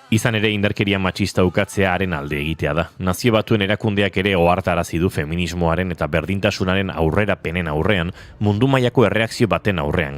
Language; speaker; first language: Basque; native; Basque